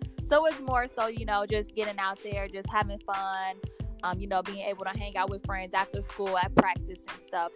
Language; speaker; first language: English; native; English